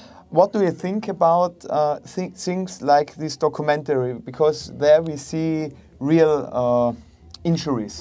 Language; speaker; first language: English; non-native, learner; German